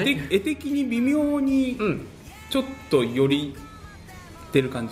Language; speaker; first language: Japanese; native; Japanese